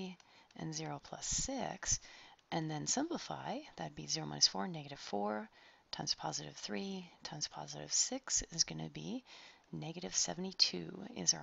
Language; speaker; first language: English; native; English